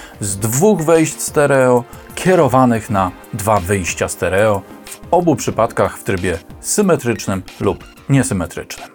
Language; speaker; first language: Polish; native; Polish